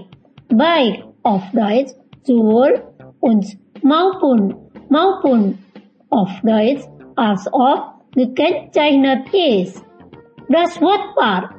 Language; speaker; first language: German; non-native, fluent; Indonesian